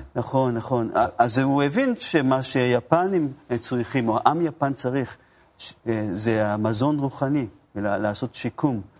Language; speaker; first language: Hebrew; non-native, fluent; Japanese